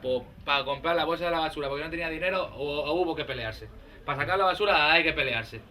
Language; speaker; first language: Spanish; native; Spanish